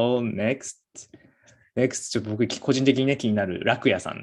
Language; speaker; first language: Japanese; native; Japanese